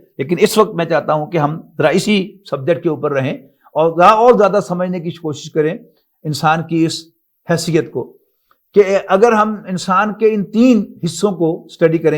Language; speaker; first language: Urdu; non-native, local second language; Punjabi